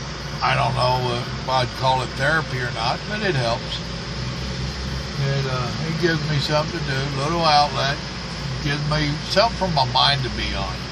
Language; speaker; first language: English; native; English